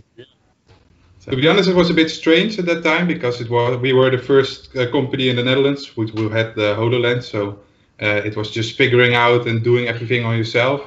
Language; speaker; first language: English; non-native, fluent; Dutch